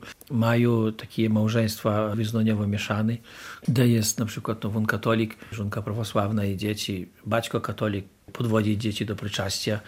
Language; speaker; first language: Polish; non-native, local second language; Ukrainian